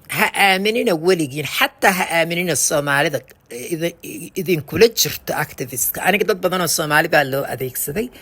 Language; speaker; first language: Somali; early bilingual, heritage; Somali